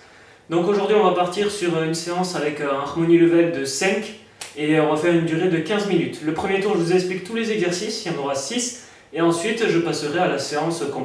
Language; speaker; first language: French; native; French